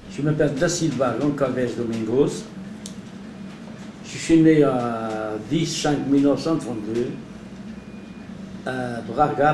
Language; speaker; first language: French; non-native, learner; Portuguese